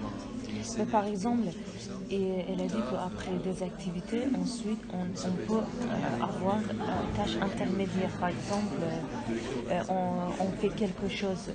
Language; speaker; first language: French; non-native, learner; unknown